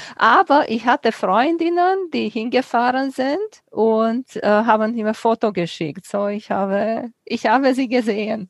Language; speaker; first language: German; non-native, fluent; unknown